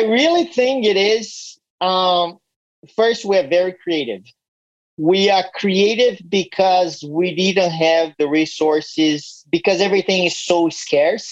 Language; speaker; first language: English; non-native, fluent; Portuguese